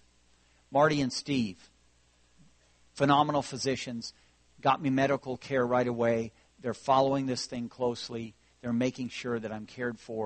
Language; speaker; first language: English; native; English